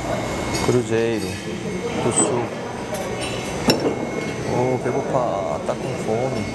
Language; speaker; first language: Portuguese; non-native, learner; Korean